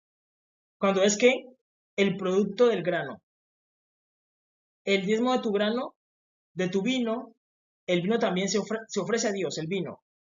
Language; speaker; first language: Spanish; native; Spanish